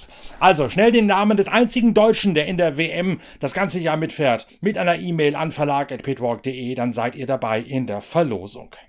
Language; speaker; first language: German; native; German